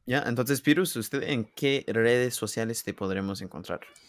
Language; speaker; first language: Spanish; early bilingual, heritage; Spanish